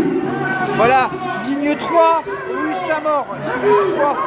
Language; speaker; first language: French; native; French